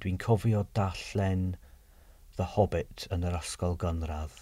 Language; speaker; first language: Welsh; non-native, fluent; English